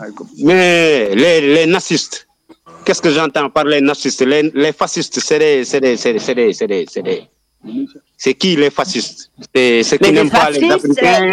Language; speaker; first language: French; non-native, local second language; Wolof